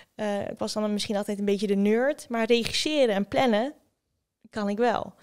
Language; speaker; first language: Dutch; native; Dutch